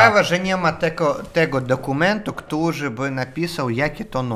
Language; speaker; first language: Polish; non-native, learner; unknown